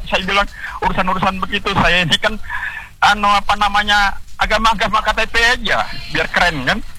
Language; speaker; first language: Indonesian; non-native, local second language; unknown